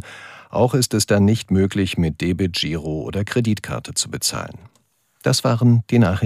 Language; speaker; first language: German; native; German